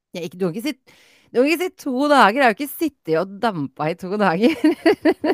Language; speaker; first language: Norwegian; native; Norwegian